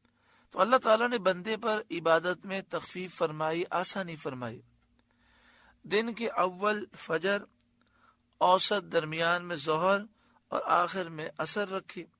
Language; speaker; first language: Urdu; native; Urdu